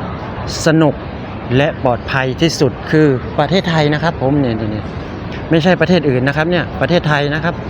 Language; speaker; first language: Thai; non-native, local second language; Lao